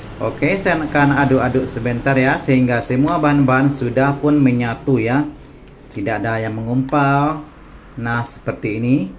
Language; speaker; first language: Indonesian; non-native, local second language; Minangkabau